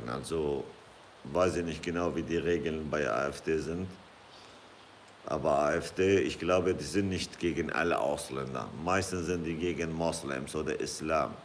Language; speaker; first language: German; non-native, fluent; Kurdish